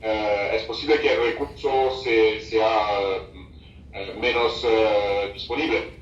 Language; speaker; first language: Spanish; non-native, fluent; French